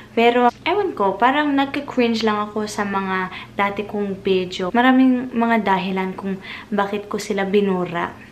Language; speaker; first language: Filipino; non-native, fluent; English